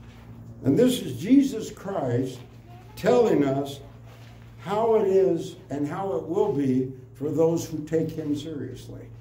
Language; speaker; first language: English; native; English